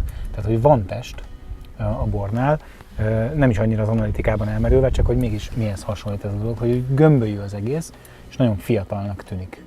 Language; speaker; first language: Hungarian; native; Hungarian